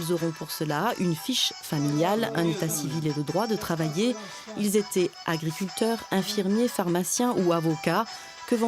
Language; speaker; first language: French; native; French